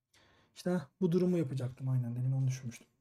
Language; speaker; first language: Turkish; native; Turkish